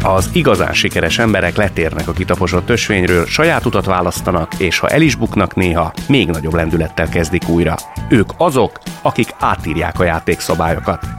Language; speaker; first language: Hungarian; early bilingual, heritage; Czech